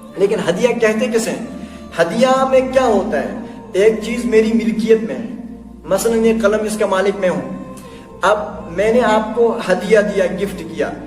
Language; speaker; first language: Urdu; non-native, local second language; Kashmiri